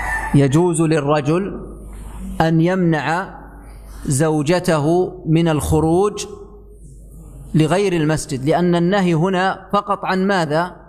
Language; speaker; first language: Arabic; native; Arabic